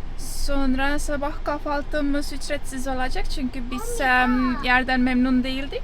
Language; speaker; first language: Turkish; non-native, learner; Estonian